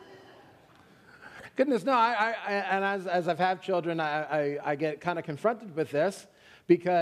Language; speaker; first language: English; native; English